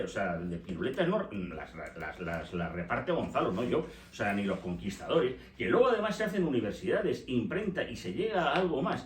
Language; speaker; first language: Spanish; native; Spanish